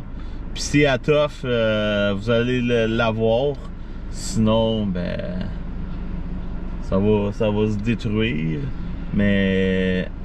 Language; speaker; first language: French; native; French